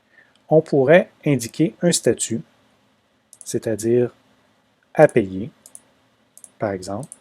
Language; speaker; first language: French; native; French